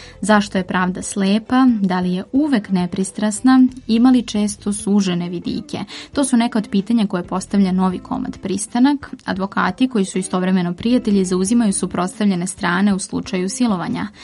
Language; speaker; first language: Serbian; native; Serbian